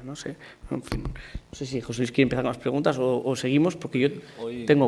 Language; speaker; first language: Spanish; native; Spanish